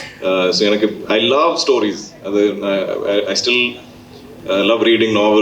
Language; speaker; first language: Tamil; non-native, local second language; Malayalam